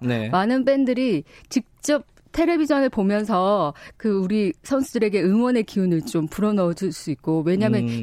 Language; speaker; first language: Korean; native; Korean